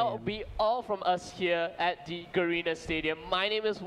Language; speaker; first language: English; native; English